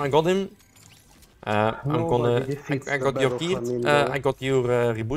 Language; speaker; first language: English; non-native, learner; Dutch